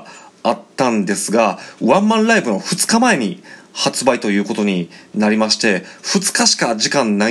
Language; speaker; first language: Japanese; native; Japanese